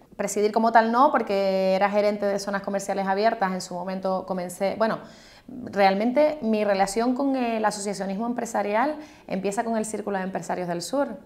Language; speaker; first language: Spanish; native; Spanish